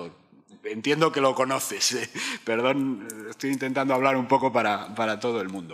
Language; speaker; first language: Spanish; native; Spanish